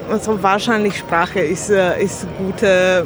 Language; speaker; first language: German; non-native, learner; Slovak